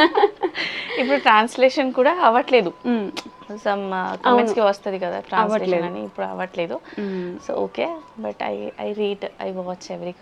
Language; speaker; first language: Telugu; non-native, learner; Bangla